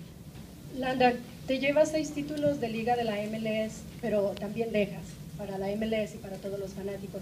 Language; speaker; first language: Spanish; native; Spanish